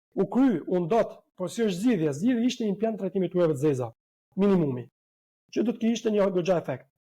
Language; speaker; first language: Albanian; native; Albanian